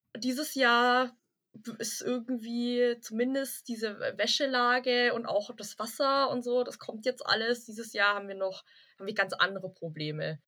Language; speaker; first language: German; early bilingual, other home language; Vietnamese